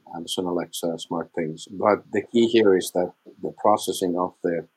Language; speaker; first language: English; non-native, fluent; Icelandic